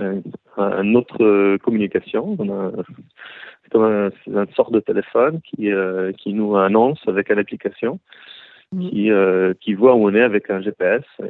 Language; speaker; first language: French; early bilingual, heritage; Hebrew